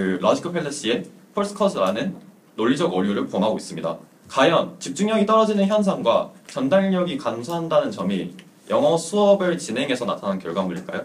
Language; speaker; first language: Korean; native; Korean